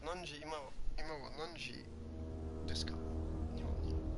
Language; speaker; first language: Japanese; non-native, learner; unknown